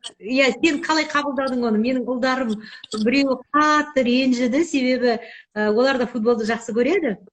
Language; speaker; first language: Kazakh; native; Kazakh